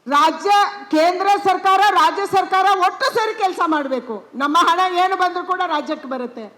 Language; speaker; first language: Kannada; non-native, local second language; Tulu